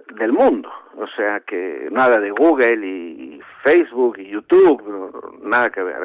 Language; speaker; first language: Spanish; native; Spanish